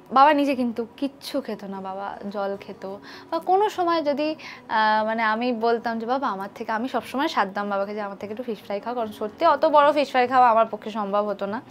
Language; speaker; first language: Bangla; native; Bangla